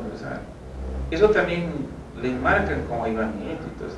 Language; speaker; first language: Spanish; native; Spanish